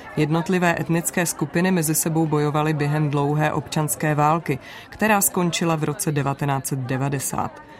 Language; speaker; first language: Czech; native; Czech